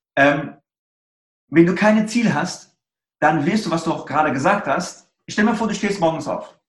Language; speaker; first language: German; early bilingual, other home language; Persian